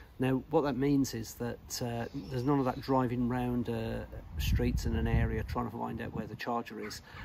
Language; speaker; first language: English; native; English